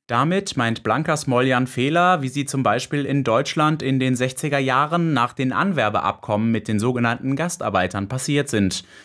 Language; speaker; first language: German; native; German